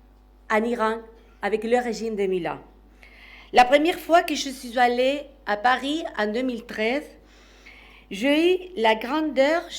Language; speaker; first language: French; non-native, fluent; Spanish